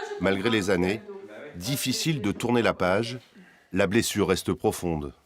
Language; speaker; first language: French; native; French